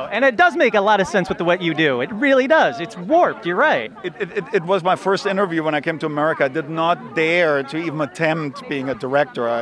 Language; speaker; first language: English; non-native, fluent; German